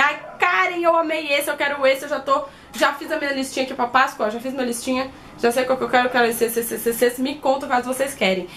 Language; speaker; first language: Portuguese; native; Portuguese